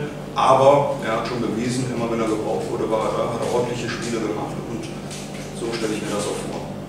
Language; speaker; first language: German; native; German